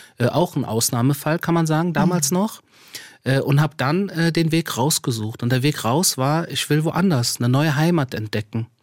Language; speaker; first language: German; early bilingual, other home language; Persian